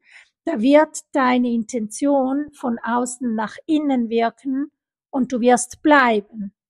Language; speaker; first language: German; non-native, fluent; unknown